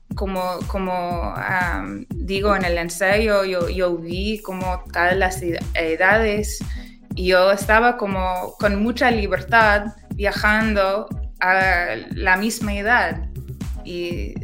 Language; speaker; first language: Spanish; non-native, fluent; English